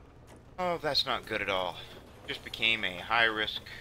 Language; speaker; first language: English; native; English